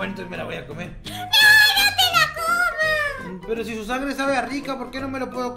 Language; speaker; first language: Spanish; native; Spanish